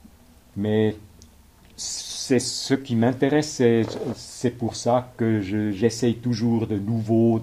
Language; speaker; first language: French; non-native, local second language; German